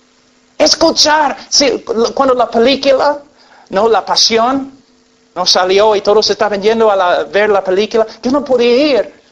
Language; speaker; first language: Spanish; non-native, fluent; English